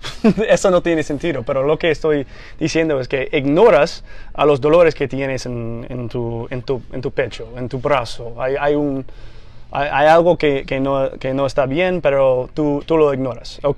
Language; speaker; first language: Spanish; non-native, fluent; English